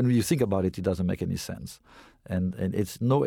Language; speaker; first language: English; non-native, fluent; French